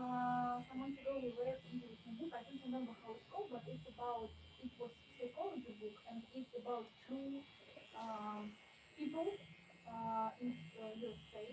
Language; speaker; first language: English; non-native, learner; Ukrainian